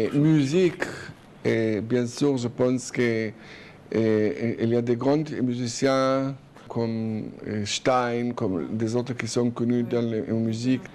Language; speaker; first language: French; non-native, fluent; Hebrew